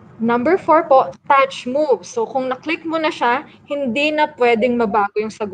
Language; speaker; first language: Filipino; native; Filipino